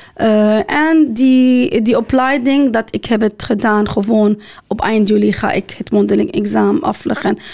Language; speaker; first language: Dutch; non-native, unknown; Arabic